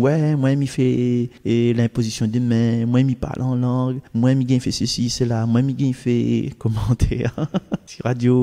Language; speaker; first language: French; non-native, local second language; Réunion Creole French